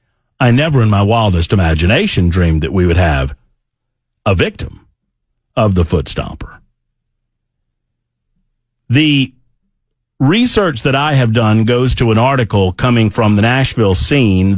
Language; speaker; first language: English; native; English